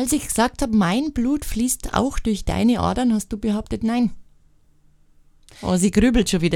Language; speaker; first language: German; native; German